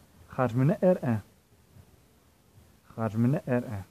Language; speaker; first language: Arabic; native; Arabic